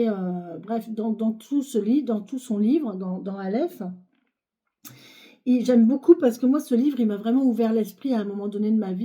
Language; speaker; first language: French; native; French